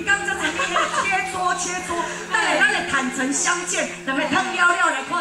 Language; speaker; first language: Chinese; native; Chinese